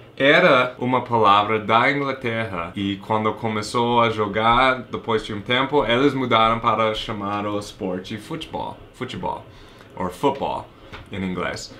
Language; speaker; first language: Portuguese; non-native, fluent; English